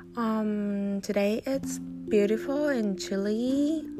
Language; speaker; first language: English; non-native, fluent; Japanese